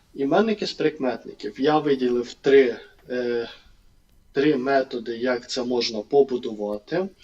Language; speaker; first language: Ukrainian; non-native, local second language; Russian